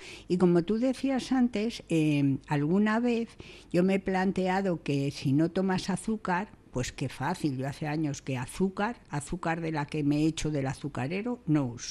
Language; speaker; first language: Spanish; native; Spanish